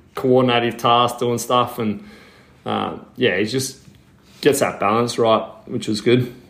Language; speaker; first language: English; native; English